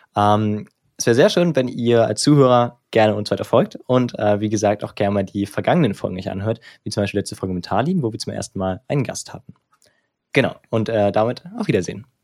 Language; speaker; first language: German; native; German